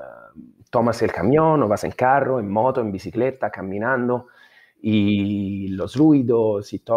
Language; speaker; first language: Spanish; non-native, fluent; Italian